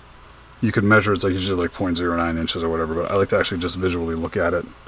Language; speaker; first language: English; native; English